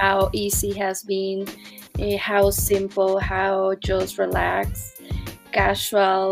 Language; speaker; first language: English; non-native, fluent; Spanish